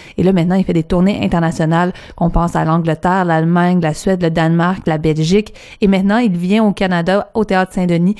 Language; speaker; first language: French; native; French